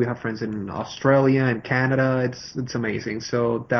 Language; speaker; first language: English; non-native, fluent; Spanish